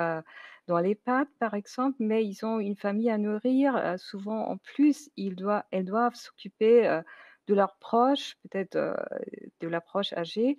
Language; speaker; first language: French; non-native, fluent; German